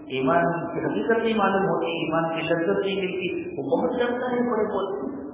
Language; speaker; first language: Urdu; native; Urdu